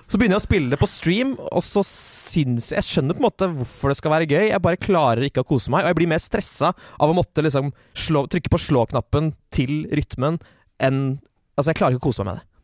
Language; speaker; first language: Norwegian; native; Norwegian